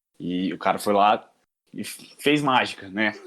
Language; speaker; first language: Portuguese; native; Portuguese